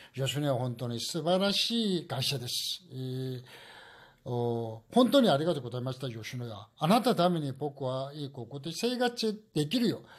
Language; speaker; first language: Japanese; non-native, learner; Korean